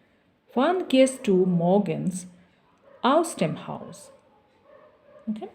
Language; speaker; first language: German; non-native, fluent; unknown